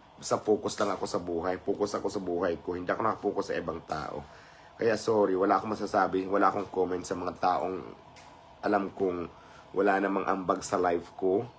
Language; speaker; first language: Filipino; non-native, local second language; Cebuano